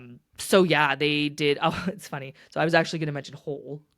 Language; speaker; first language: English; native; English